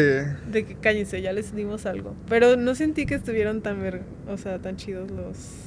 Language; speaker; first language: Spanish; native; Spanish